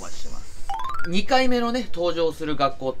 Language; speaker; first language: Japanese; native; Japanese